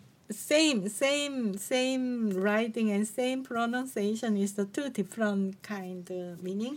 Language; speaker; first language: English; non-native, learner; Korean